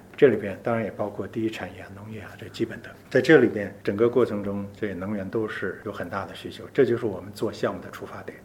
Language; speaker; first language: Chinese; native; Chinese